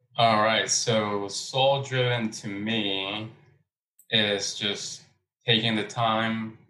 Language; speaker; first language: English; early bilingual, other home language; Spanish